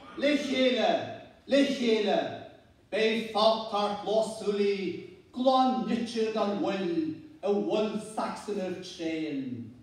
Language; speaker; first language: Irish; native; Irish